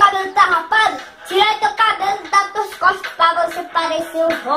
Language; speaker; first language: Portuguese; native; Portuguese